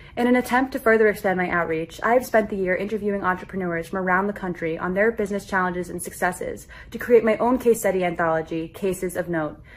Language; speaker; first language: English; native; English